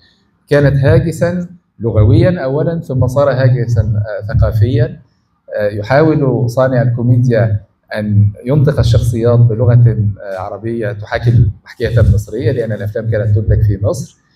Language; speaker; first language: Arabic; native; Arabic